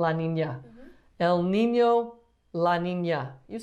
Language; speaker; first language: Spanish; non-native, learner; English